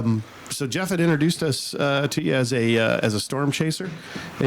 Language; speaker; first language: English; native; English